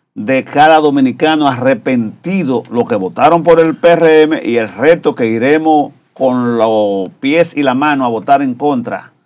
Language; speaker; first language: Spanish; native; Spanish